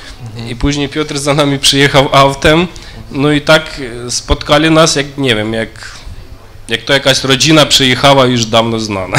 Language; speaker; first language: Polish; early bilingual, other home language; Ukrainian